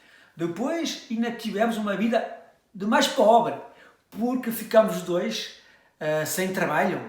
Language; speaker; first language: Portuguese; early bilingual, heritage; French